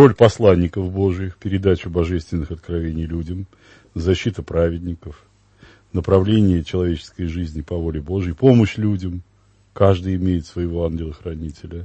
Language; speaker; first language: Russian; native; Russian